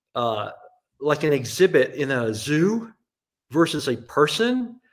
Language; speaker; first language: English; non-native, local second language; Cantonese